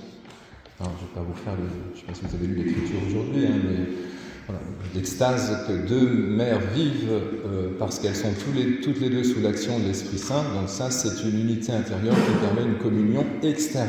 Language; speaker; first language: French; native; French